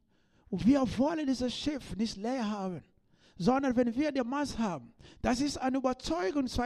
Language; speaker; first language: German; non-native, learner; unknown